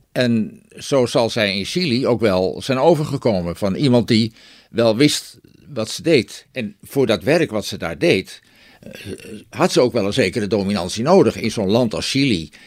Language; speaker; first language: Dutch; native; Dutch